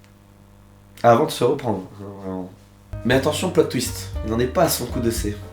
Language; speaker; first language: French; native; French